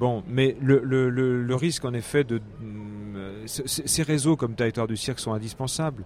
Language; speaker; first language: French; native; French